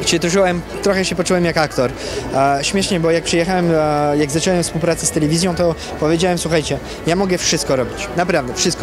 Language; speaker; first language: Polish; non-native, fluent; French